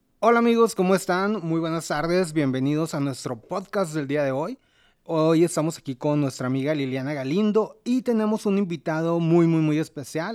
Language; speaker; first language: Spanish; native; Spanish